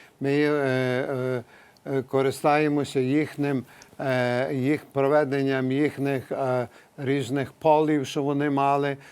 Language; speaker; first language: Ukrainian; early bilingual, heritage; Ukrainian